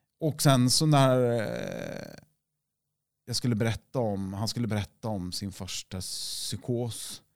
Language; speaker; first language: Swedish; native; Swedish